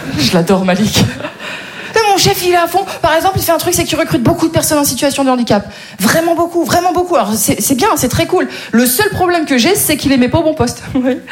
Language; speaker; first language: French; native; French